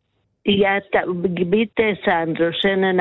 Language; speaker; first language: German; non-native, learner; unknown